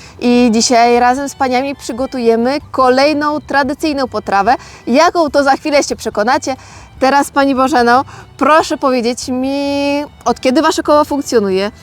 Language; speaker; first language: Polish; native; Polish